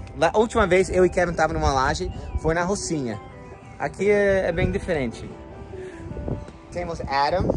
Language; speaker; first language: Portuguese; non-native, learner; English